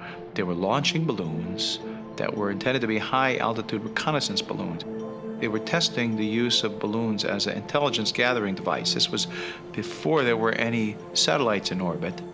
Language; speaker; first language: English; native; English